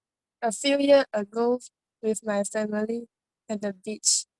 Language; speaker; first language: English; non-native, learner; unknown